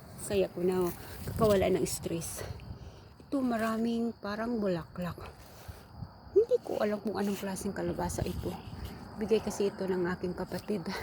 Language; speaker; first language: Filipino; non-native, local second language; Cebuano